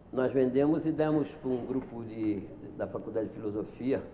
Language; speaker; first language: Portuguese; native; Portuguese